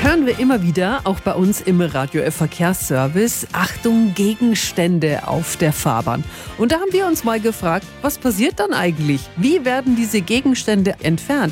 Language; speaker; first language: German; native; German